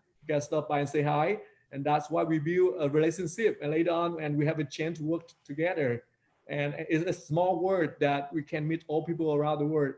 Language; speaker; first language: English; non-native, fluent; Vietnamese